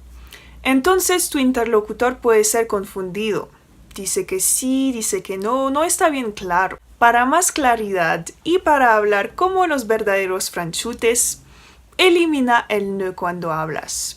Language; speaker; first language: Spanish; non-native, fluent; French